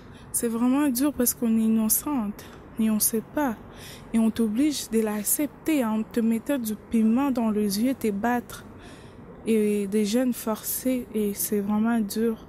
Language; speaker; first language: French; non-native, local second language; Lingala